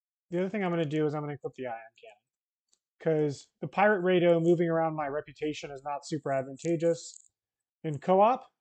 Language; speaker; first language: English; native; English